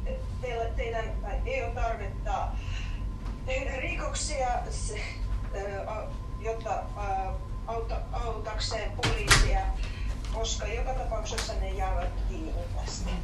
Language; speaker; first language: Finnish; non-native, fluent; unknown